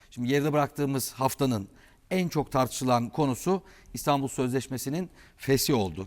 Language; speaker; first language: Turkish; native; Turkish